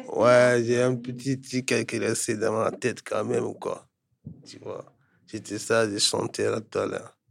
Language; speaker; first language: French; non-native, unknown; English